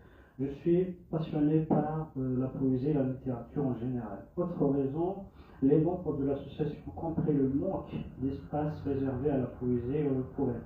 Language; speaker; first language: French; non-native, local second language; Kabyle